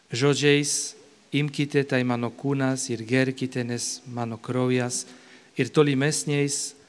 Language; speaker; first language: Lithuanian; non-native, fluent; Slovak